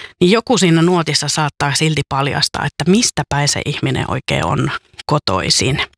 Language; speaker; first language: Finnish; native; Finnish